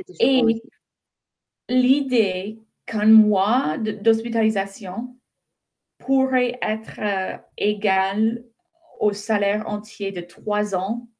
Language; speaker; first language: French; non-native, fluent; English